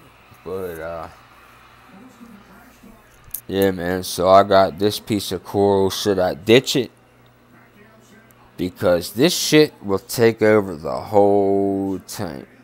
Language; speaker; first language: English; native; English